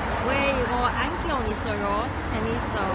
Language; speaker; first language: Korean; non-native, learner; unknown